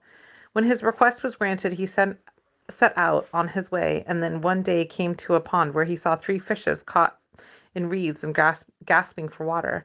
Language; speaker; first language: English; native; English